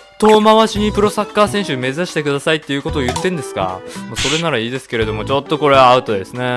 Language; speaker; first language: Japanese; native; Japanese